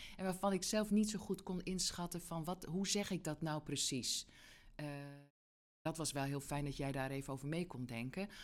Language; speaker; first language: Dutch; native; Dutch